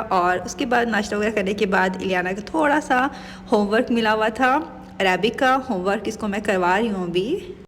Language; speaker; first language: Urdu; native; Urdu